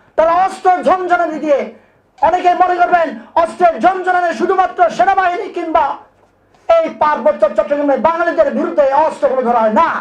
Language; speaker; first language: Bangla; non-native, local second language; Marma